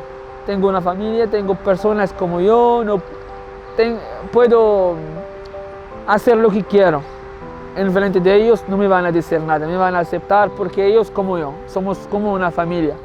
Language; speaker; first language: Spanish; non-native, learner; Arabic